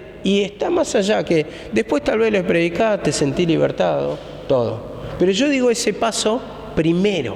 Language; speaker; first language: Spanish; native; Spanish